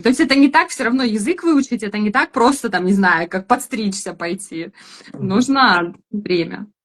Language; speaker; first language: Russian; native; Russian